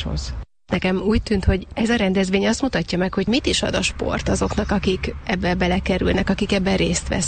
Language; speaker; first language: Hungarian; native; Hungarian